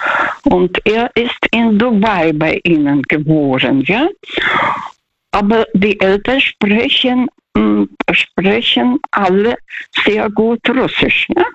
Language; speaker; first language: German; non-native, fluent; Russian